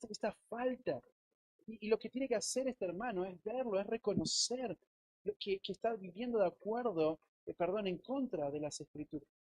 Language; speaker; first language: Spanish; native; Spanish